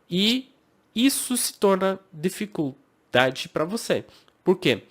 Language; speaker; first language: Portuguese; non-native, fluent; English